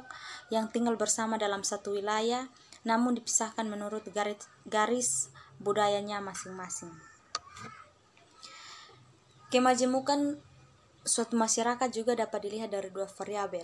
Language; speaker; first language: Indonesian; native; Indonesian